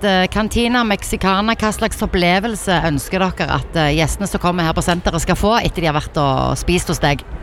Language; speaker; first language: Norwegian; native; Norwegian